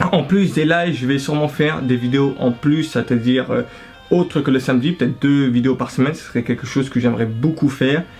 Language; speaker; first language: French; early bilingual, other home language; Arabic